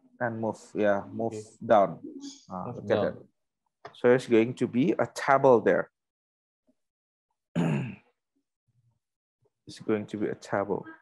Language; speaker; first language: English; non-native, learner; Indonesian